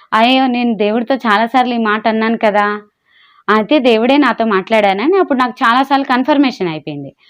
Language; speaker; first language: Telugu; non-native, local second language; Urdu